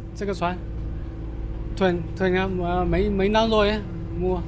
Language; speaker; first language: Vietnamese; non-native, learner; Chinese